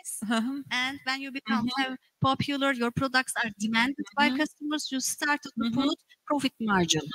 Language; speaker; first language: English; non-native, fluent; Turkish